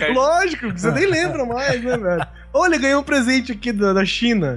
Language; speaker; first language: Portuguese; native; Portuguese